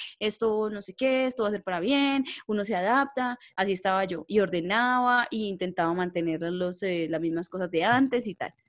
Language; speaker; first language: Spanish; native; Spanish